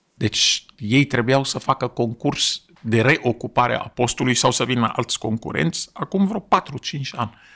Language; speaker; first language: Romanian; non-native, fluent; Arabic